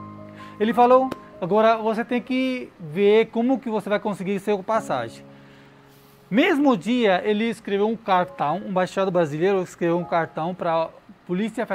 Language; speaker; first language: Portuguese; non-native, learner; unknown